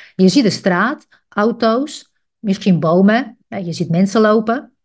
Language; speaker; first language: Dutch; non-native, fluent; Czech